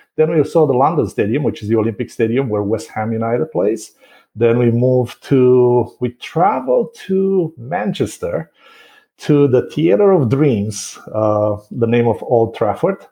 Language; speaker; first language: English; non-native, fluent; Romanian